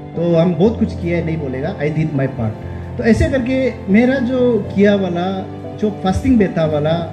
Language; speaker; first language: Hindi; non-native, local second language; Nyishi